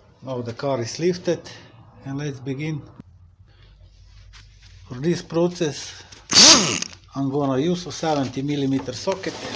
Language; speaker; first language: English; non-native, learner; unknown